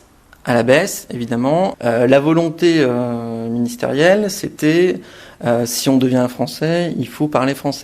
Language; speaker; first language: French; native; French